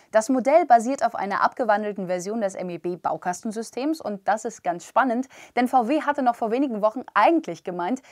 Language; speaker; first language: German; native; German